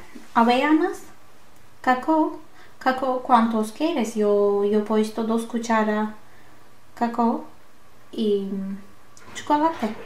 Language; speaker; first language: Spanish; non-native, learner; Turkish